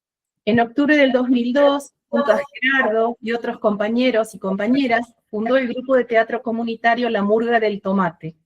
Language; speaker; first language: Spanish; native; Spanish